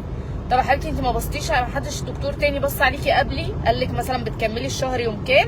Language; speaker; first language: Arabic; native; Arabic